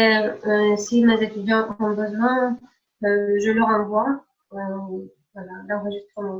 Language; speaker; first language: French; non-native, fluent; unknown